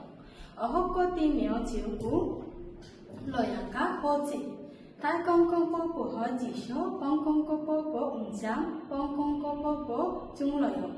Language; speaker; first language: Cantonese; non-native, learner; Bangla